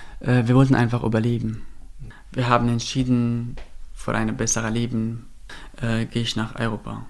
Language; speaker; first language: German; non-native, fluent; Persian